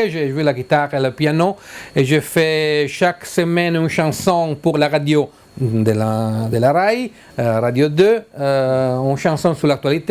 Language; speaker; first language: French; non-native, learner; Italian